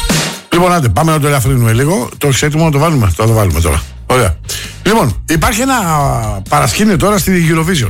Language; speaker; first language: Greek; native; Greek